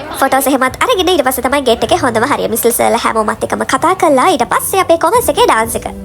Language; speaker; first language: Sinhala; non-native, local second language; Tamil